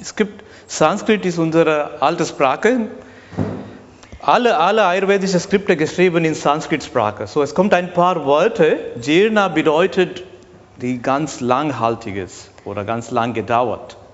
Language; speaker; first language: German; non-native, learner; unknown